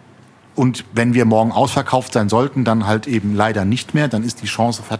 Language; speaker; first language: German; native; German